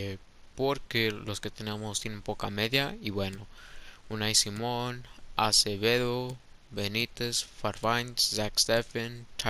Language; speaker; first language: Spanish; early bilingual, heritage; Spanish